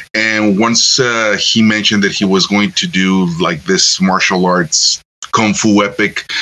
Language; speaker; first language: English; non-native, fluent; Spanish